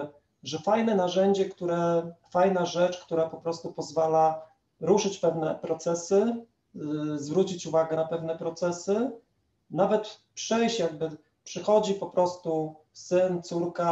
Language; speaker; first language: Polish; native; Polish